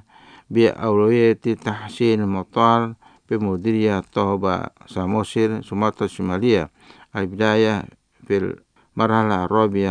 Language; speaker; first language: Arabic; non-native, fluent; Indonesian